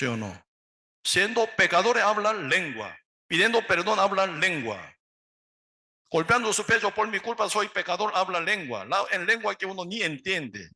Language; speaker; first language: Spanish; non-native, learner; Korean